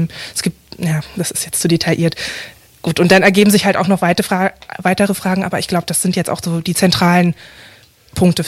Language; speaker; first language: German; native; German